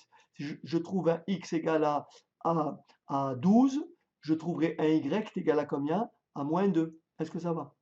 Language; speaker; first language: French; native; French